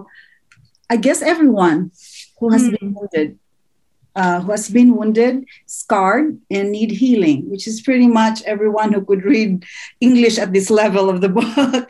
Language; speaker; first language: English; non-native, local second language; Filipino